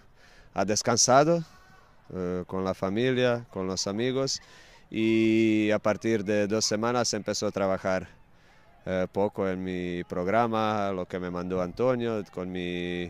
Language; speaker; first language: Spanish; non-native, fluent; Croatian